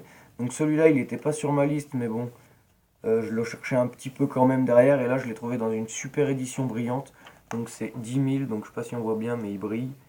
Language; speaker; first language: French; native; French